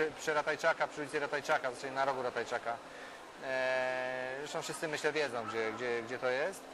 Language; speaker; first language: Polish; native; Polish